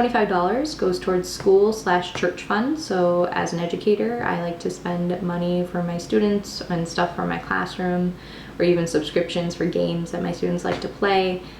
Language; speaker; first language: English; native; English